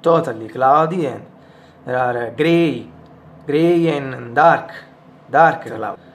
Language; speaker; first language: English; non-native, learner; Italian